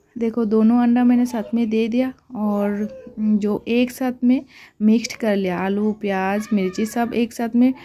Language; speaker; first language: Hindi; non-native, local second language; Bangla